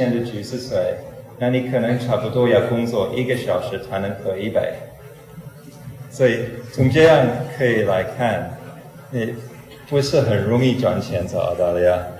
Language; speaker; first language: Chinese; non-native, fluent; English